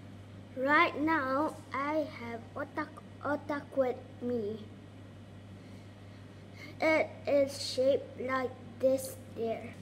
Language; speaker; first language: English; early bilingual, other home language; Indonesian